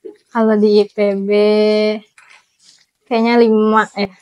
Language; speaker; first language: Indonesian; native; Indonesian